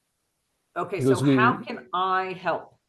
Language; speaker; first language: English; native; English